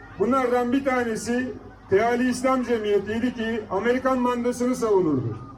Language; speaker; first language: Turkish; native; Turkish